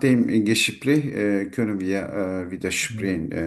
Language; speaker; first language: German; non-native, learner; Turkish